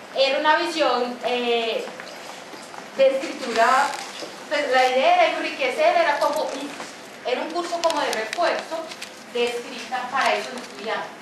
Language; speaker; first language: Spanish; non-native, fluent; Portuguese